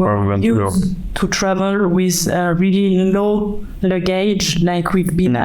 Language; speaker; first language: English; non-native, fluent; French